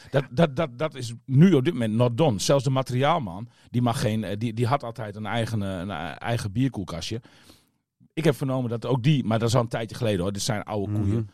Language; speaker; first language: Dutch; native; Dutch